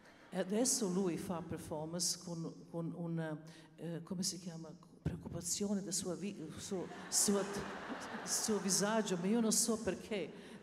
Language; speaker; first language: Italian; non-native, learner; Serbian